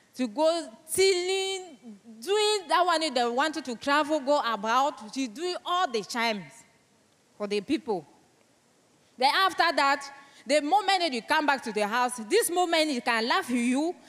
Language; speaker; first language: English; non-native, local second language; French